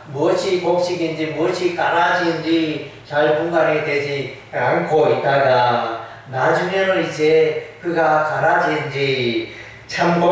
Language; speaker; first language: Korean; native; Korean